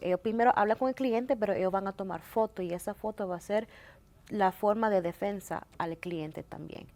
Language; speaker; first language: Spanish; early bilingual, heritage; Spanish